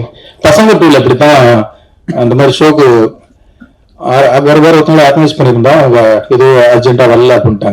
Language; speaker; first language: Tamil; native; Tamil